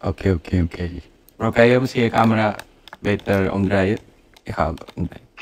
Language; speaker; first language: Dutch; non-native, fluent; Indonesian